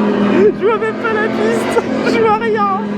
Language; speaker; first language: French; native; French